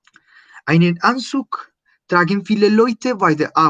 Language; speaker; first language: German; non-native, fluent; Spanish